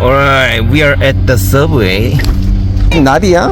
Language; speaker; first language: English; non-native, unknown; Korean